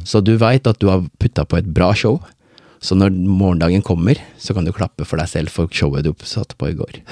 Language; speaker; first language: Norwegian; early bilingual, other home language; Tamil